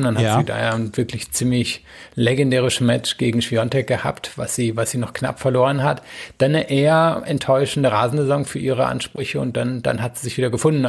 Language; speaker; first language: German; native; German